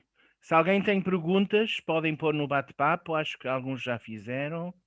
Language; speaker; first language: Portuguese; non-native, fluent; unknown